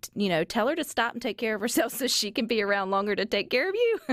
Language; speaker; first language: English; native; English